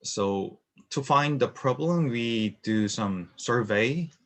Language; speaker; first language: English; non-native, learner; Korean